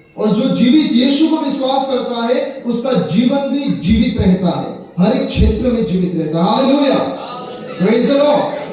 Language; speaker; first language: Hindi; non-native, local second language; Nepali